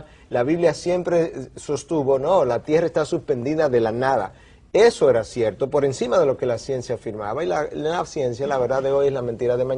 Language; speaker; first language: Spanish; native; Spanish